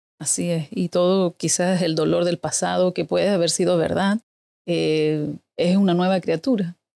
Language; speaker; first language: Spanish; native; Spanish